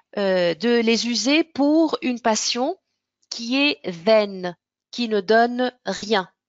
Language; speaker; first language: French; non-native, local second language; Arabic